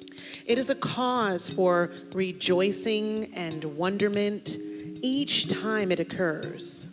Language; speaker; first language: English; native; English